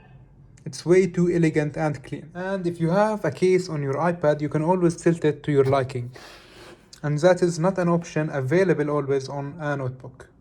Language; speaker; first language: English; non-native, fluent; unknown